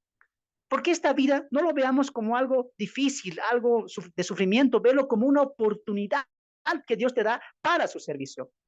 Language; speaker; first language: Spanish; native; Spanish